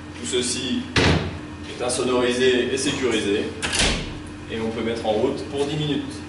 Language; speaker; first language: French; native; French